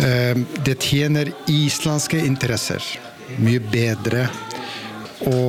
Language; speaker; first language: Norwegian; non-native, fluent; Icelandic